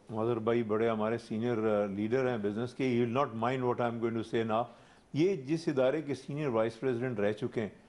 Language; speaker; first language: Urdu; non-native, local second language; Pashto